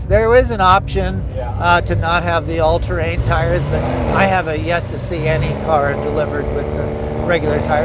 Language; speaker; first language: English; native; English